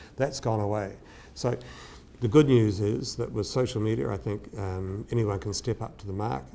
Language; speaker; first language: English; native; English